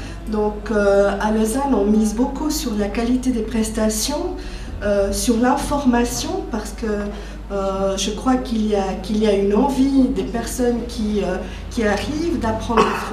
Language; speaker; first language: French; native; French